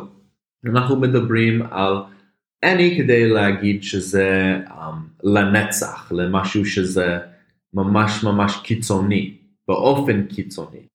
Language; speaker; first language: Hebrew; non-native, fluent; English